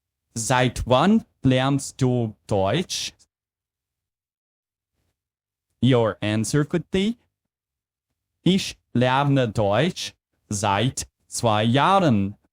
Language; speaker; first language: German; non-native, fluent; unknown